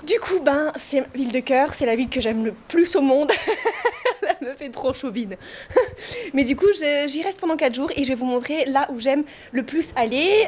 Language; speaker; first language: French; native; French